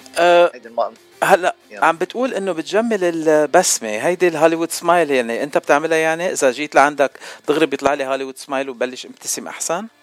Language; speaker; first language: Arabic; native; Arabic